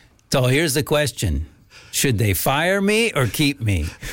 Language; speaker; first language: English; native; English